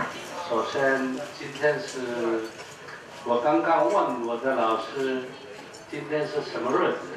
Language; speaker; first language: Chinese; non-native, fluent; Korean